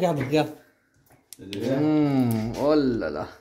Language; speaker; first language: French; native; French